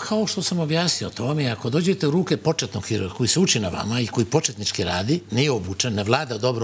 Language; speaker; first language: Bosnian; native; Bosnian